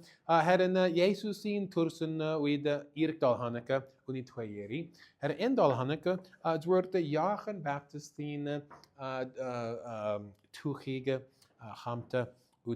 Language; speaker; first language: Mongolian; non-native, learner; English